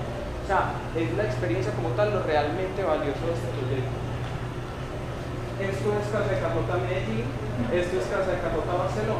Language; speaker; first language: Spanish; native; Spanish